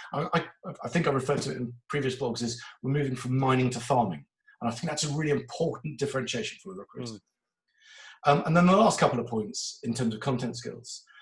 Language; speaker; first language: English; native; English